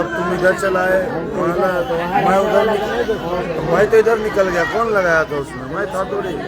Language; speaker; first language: Hindi; non-native, local second language; Magahi